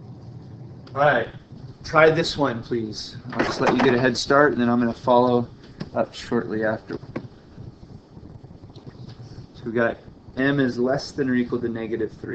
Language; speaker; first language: English; native; English